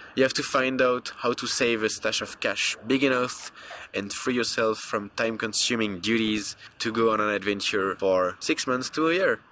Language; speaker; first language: English; non-native, fluent; French